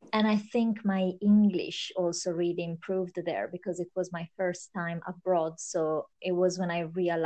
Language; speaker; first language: English; non-native, fluent; Italian